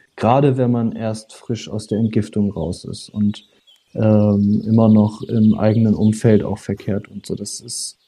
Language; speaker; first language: German; native; German